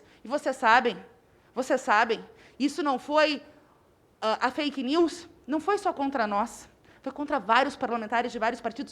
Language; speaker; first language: Portuguese; native; Portuguese